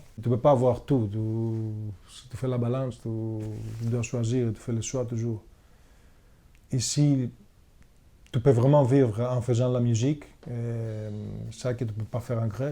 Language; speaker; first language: French; non-native, fluent; Greek